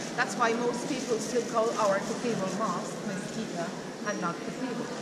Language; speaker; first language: English; non-native, fluent; Spanish